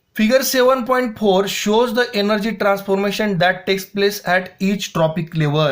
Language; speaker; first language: English; non-native, local second language; Marathi